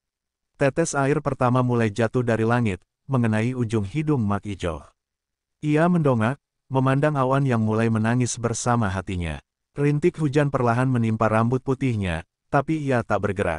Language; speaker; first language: Indonesian; native; Indonesian